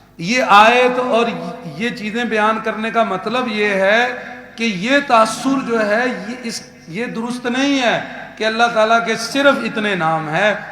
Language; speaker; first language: Urdu; non-native, local second language; Punjabi